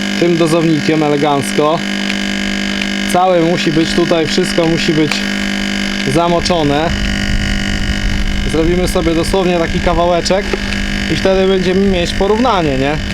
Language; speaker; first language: Polish; native; Polish